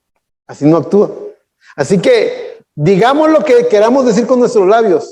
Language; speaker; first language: Spanish; native; Spanish